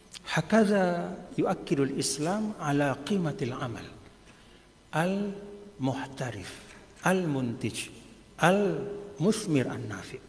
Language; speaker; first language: Arabic; non-native, fluent; Sasak